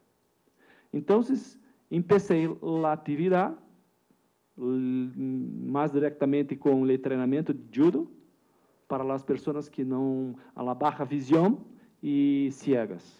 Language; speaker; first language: Spanish; non-native, learner; Portuguese